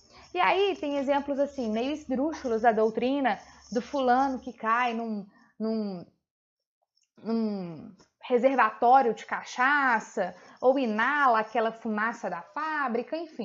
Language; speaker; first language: Portuguese; native; Portuguese